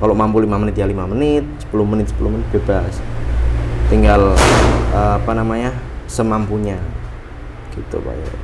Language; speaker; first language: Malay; non-native, local second language; Javanese